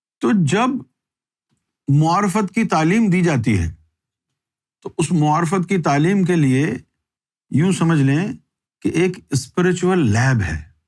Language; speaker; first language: Urdu; native; Urdu